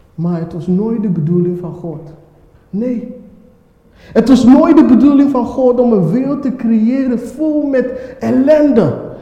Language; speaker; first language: Dutch; non-native, fluent; Akan